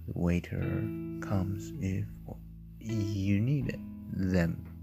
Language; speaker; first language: English; non-native, fluent; German